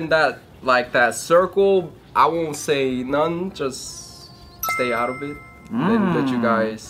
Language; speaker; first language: English; early bilingual, other home language; Korean